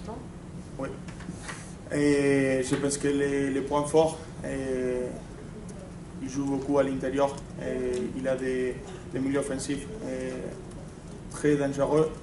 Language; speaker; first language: French; non-native, fluent; Spanish